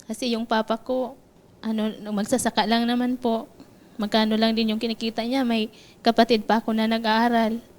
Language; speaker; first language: Filipino; non-native, local second language; Masbatenyo